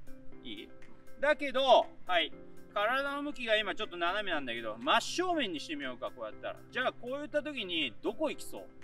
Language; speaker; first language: Japanese; native; Japanese